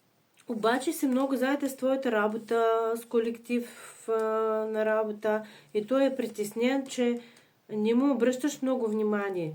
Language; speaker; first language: Bulgarian; non-native, fluent; Russian